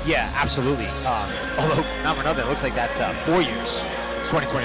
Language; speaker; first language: English; native; English